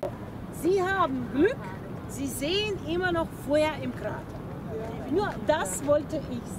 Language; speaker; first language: German; non-native, learner; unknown